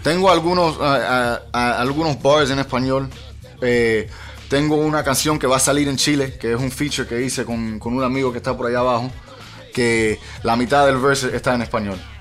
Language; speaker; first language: Spanish; early bilingual, heritage; Spanish